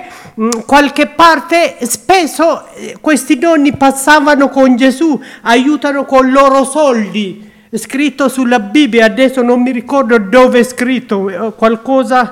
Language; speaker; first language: Italian; non-native, learner; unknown